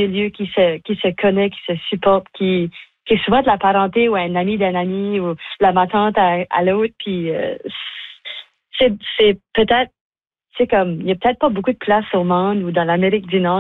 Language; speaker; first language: French; native; French